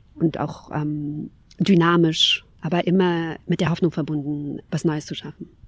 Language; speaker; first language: German; early bilingual, other home language; Kabyle